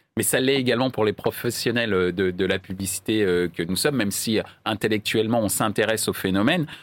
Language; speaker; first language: French; native; French